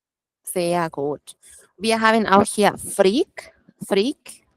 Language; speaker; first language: German; non-native, fluent; Spanish